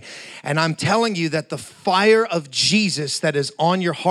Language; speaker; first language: English; native; English